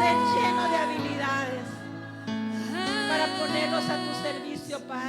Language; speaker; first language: Spanish; native; Spanish